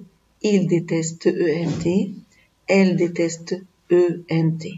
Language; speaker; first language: French; non-native, fluent; Arabic